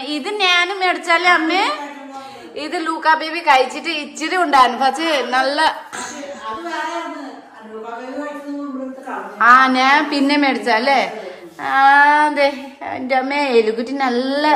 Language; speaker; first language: Malayalam; non-native, learner; Nepali